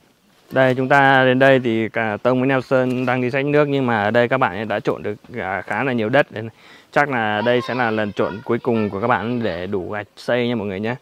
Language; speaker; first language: Vietnamese; native; Vietnamese